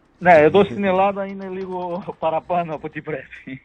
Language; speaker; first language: Greek; non-native, fluent; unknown